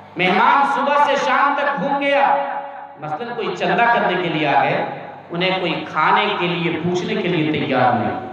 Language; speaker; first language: Urdu; native; Urdu